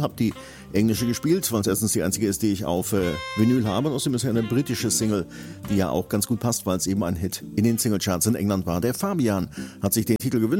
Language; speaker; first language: German; native; German